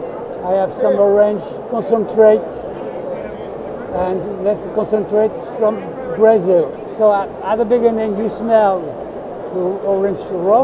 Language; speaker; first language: English; non-native, fluent; French